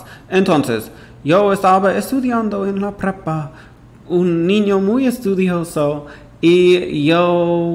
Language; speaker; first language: Spanish; non-native, fluent; English